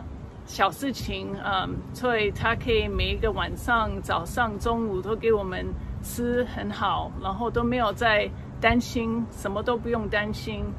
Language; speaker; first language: Chinese; early bilingual, other home language; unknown